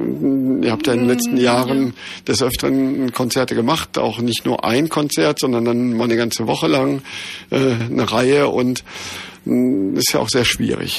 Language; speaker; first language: German; native; German